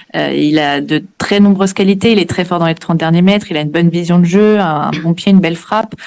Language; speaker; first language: French; native; French